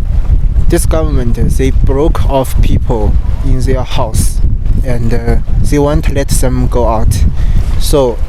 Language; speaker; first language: English; non-native, learner; Chinese